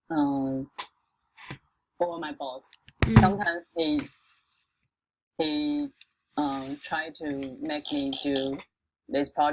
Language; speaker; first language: English; non-native, local second language; Chinese